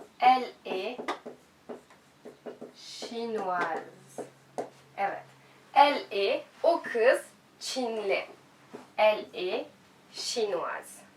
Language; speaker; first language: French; non-native, fluent; Turkish